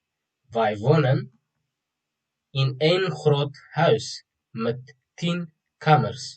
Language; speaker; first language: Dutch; non-native, fluent; Tigrinya